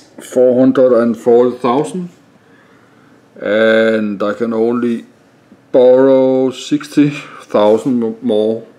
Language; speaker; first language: English; non-native, learner; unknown